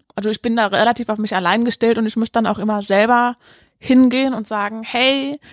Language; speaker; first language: German; native; German